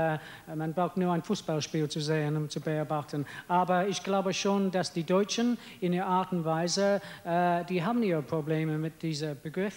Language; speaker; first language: German; non-native, fluent; English